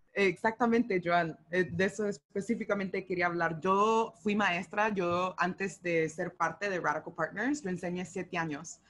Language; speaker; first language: Spanish; early bilingual, heritage; Spanish